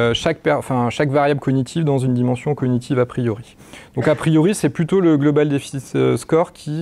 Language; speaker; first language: French; native; French